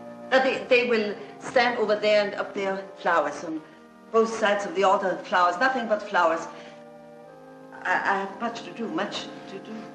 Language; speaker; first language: English; non-native, learner; German